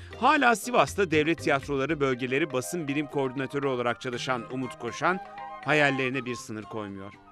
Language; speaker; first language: Turkish; native; Turkish